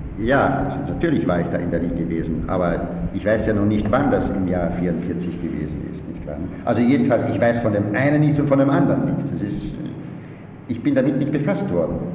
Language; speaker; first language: German; native; German